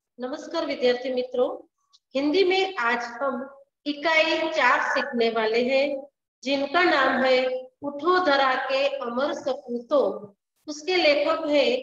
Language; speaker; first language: Hindi; non-native, local second language; Gujarati